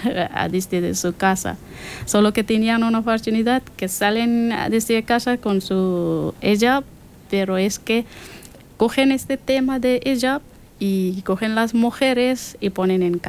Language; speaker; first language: Spanish; non-native, learner; Persian